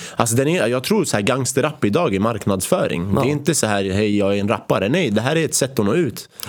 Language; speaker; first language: Swedish; early bilingual, other home language; Arabic